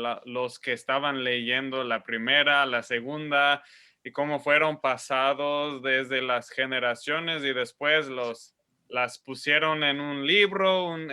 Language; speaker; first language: Spanish; non-native, fluent; English